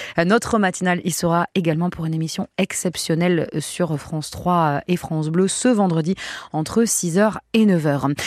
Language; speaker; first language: French; native; French